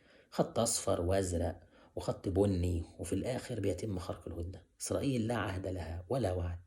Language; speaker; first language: Arabic; native; Arabic